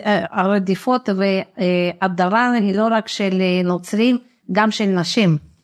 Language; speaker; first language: Hebrew; non-native, fluent; Russian